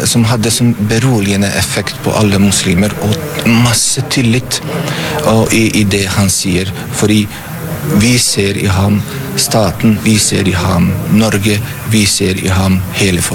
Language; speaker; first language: Norwegian; non-native, fluent; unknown